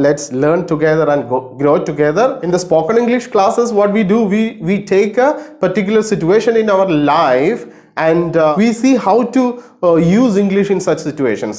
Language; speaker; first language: English; non-native, local second language; Malayalam